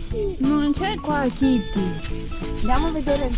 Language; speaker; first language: Italian; non-native, learner; Russian